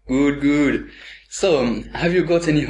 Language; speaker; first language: English; non-native, learner; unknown